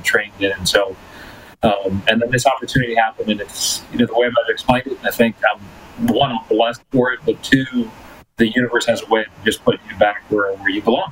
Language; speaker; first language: English; early bilingual, other home language; Spanish